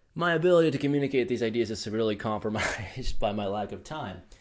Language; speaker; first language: English; native; English